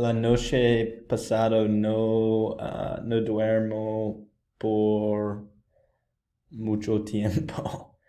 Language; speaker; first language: Spanish; non-native, learner; English